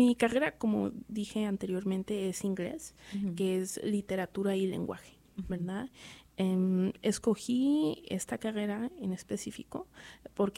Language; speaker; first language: Spanish; early bilingual, heritage; Spanish